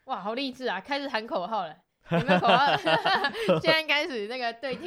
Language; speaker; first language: Chinese; native; Chinese